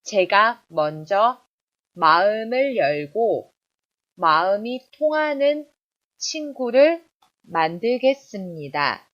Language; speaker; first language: Korean; non-native, fluent; Chinese